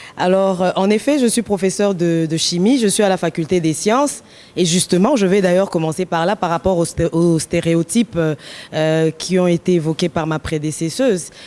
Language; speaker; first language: French; non-native, local second language; Lingala